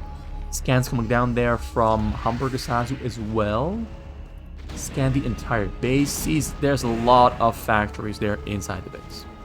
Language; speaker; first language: English; native; English